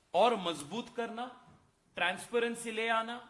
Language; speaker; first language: Hindi; non-native, local second language; Kannada